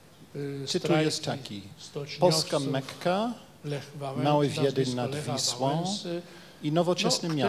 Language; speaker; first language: Polish; non-native, fluent; Japanese